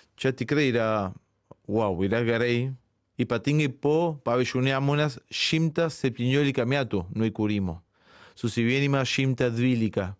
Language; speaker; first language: Lithuanian; non-native, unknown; Spanish